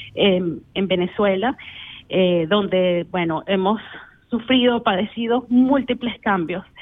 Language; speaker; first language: Spanish; native; Spanish